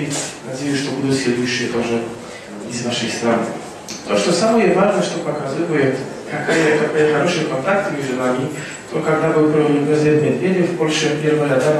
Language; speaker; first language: Russian; non-native, fluent; Polish